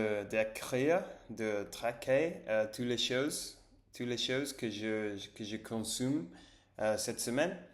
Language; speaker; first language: French; non-native, learner; English